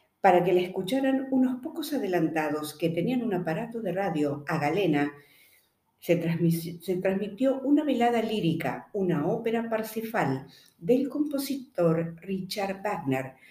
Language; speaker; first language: Spanish; native; Spanish